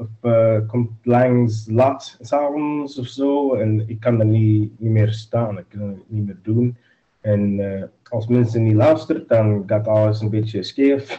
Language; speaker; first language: Dutch; non-native, learner; English